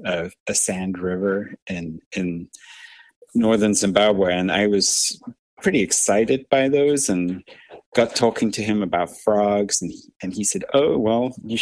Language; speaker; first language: English; native; English